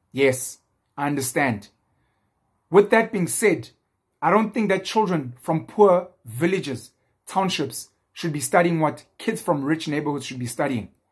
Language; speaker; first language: English; non-native, local second language; Zulu